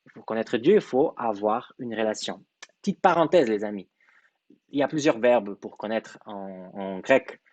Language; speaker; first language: French; non-native, fluent; Portuguese